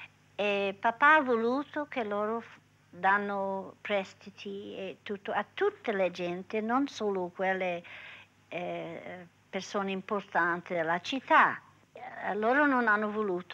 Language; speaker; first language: Italian; early bilingual, heritage; English